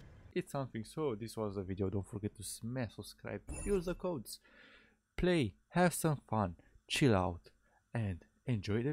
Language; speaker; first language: English; non-native, fluent; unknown